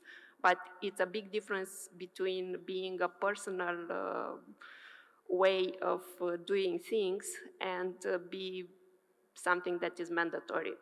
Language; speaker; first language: English; non-native, fluent; Romanian